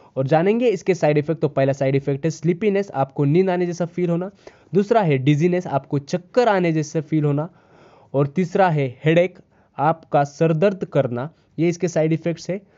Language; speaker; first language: Hindi; native; Hindi